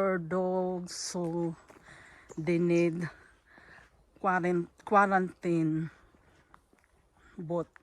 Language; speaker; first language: English; non-native, learner; Filipino